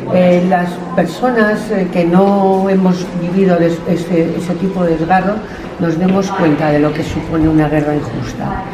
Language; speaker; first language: Spanish; native; Spanish